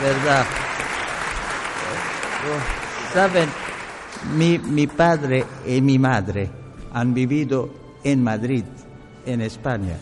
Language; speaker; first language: Spanish; non-native, learner; Arabic